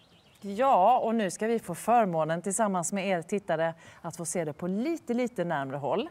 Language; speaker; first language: Swedish; native; Swedish